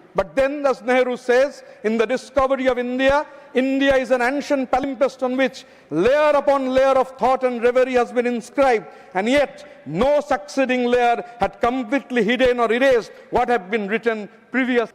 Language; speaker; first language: English; non-native, local second language; Bangla